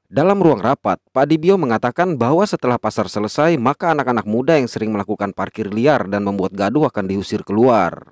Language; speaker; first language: Indonesian; native; Indonesian